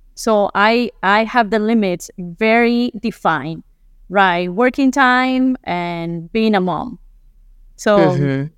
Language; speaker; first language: English; non-native, fluent; Spanish